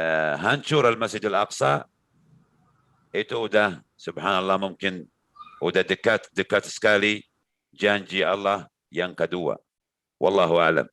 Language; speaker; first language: Indonesian; non-native, learner; Arabic